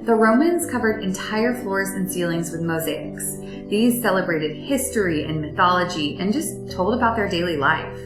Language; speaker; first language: English; native; English